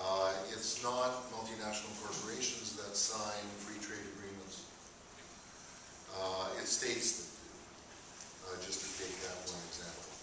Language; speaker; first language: English; native; English